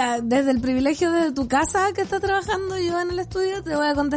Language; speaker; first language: Spanish; native; Spanish